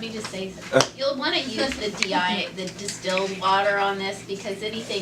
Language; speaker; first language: English; native; English